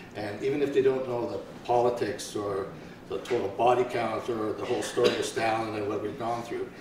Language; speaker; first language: English; early bilingual, other home language; Ukrainian